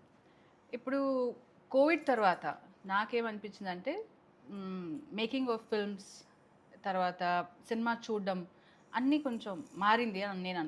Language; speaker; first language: Telugu; non-native, fluent; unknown